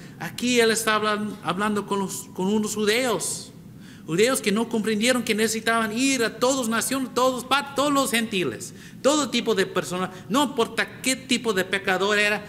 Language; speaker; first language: Spanish; non-native, fluent; English